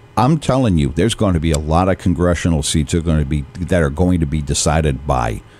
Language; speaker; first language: English; native; English